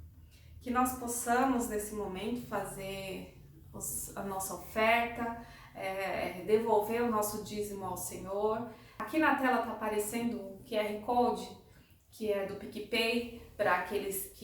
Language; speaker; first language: Portuguese; native; Portuguese